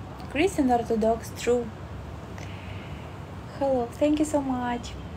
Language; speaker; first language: English; non-native, learner; Russian